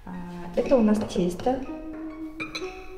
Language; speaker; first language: Russian; non-native, local second language; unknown